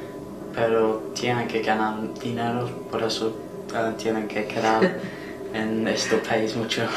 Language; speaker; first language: Spanish; non-native, learner; English